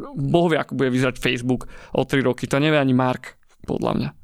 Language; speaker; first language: Slovak; native; Slovak